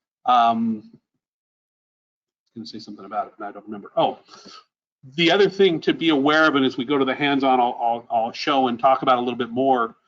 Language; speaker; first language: English; native; English